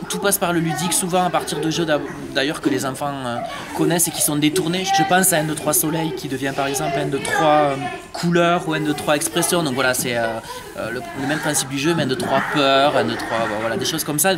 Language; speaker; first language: French; native; French